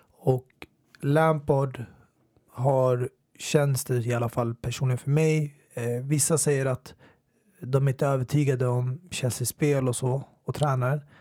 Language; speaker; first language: Swedish; native; Swedish